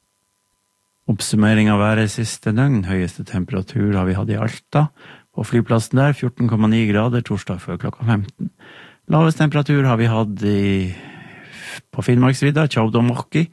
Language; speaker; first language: Norwegian; native; Norwegian